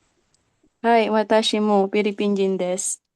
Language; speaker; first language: Japanese; non-native, learner; Filipino